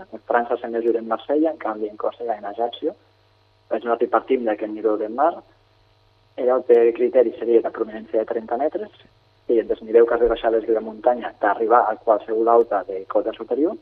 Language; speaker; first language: Catalan; native; Catalan